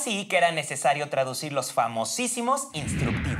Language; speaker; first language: Spanish; native; Spanish